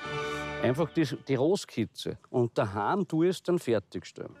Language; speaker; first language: German; native; German